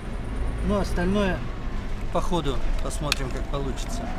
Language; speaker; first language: Russian; native; Russian